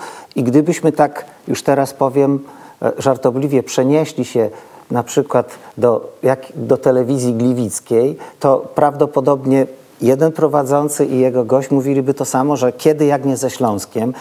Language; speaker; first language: Polish; native; Polish